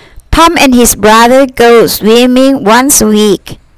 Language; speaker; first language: English; non-native, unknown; Thai